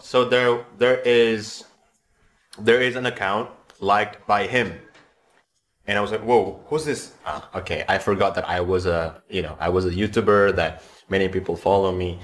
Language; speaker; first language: English; non-native, fluent; Indonesian